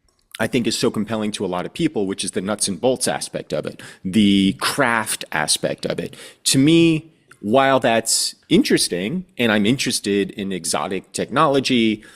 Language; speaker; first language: English; native; English